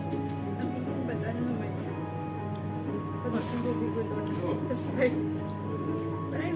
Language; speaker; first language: English; non-native, learner; Turkish